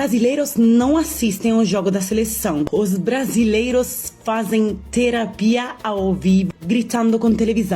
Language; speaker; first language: Portuguese; non-native, fluent; Italian